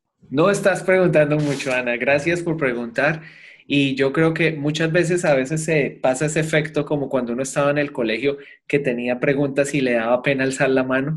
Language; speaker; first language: Spanish; native; Spanish